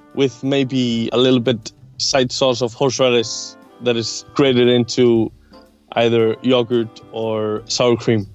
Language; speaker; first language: English; non-native, fluent; Icelandic